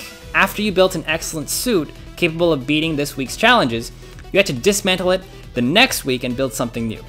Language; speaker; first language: English; native; English